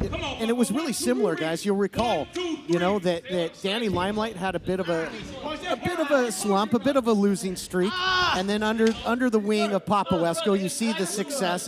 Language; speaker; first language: English; native; English